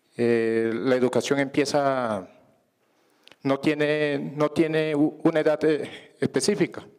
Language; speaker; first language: Spanish; non-native, local second language; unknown